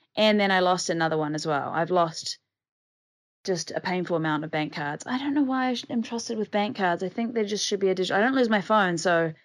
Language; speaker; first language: English; native; English